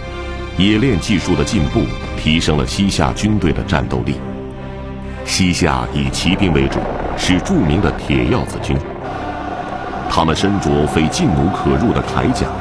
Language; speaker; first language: Chinese; native; Chinese